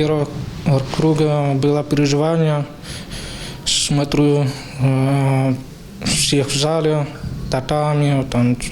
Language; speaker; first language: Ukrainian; non-native, local second language; Russian